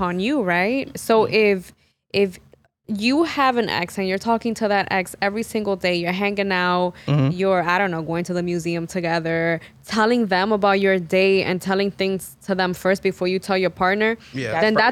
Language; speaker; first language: English; native; English